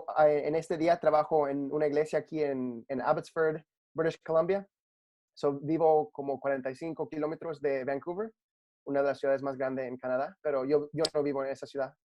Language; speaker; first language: Spanish; early bilingual, heritage; Spanish